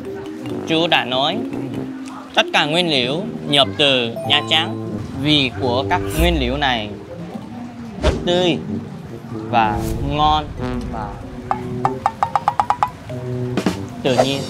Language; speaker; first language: Vietnamese; early bilingual, other home language; Korean